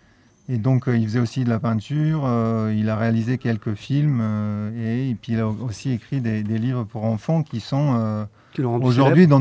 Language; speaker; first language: French; early bilingual, other home language; Serbian